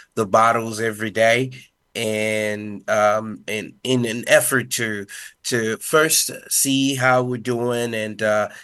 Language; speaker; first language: English; non-native, fluent; Spanish